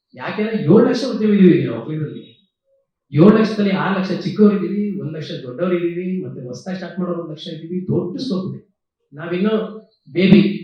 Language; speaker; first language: Kannada; native; Kannada